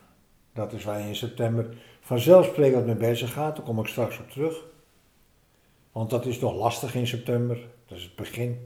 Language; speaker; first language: Dutch; native; Dutch